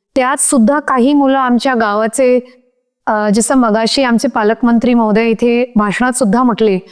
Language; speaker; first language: Marathi; non-native, local second language; Hindi